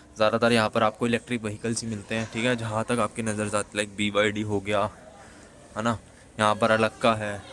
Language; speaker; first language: Hindi; native; Hindi